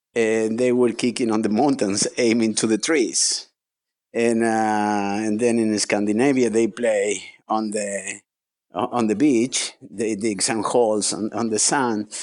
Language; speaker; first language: English; non-native, fluent; Spanish